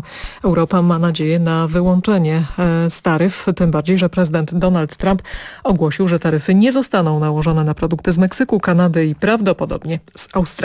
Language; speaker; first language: Polish; native; Polish